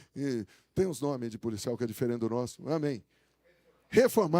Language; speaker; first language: Portuguese; native; Portuguese